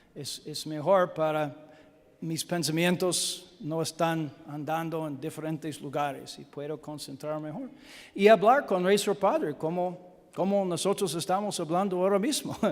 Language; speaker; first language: Spanish; non-native, learner; English